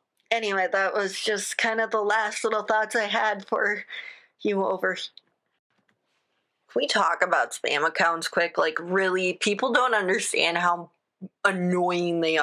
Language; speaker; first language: English; native; English